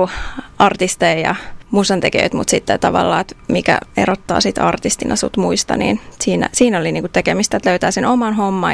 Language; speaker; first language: Finnish; native; Finnish